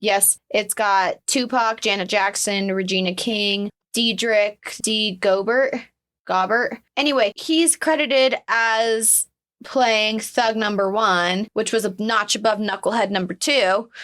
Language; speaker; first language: English; native; English